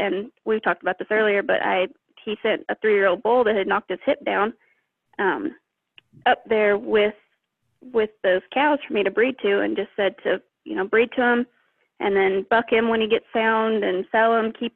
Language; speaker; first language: English; native; English